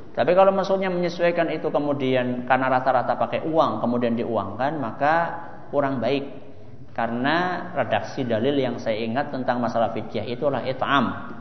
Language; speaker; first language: Indonesian; non-native, local second language; Javanese